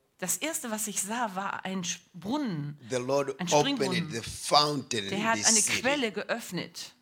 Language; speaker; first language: German; non-native, learner; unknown